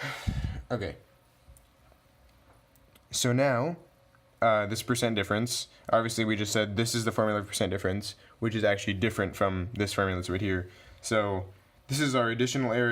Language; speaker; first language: English; native; English